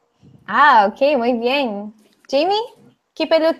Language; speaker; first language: Spanish; non-native, fluent; English